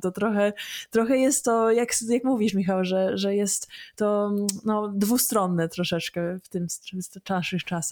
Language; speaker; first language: Polish; early bilingual, heritage; English